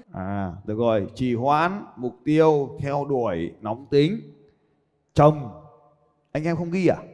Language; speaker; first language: Vietnamese; native; Vietnamese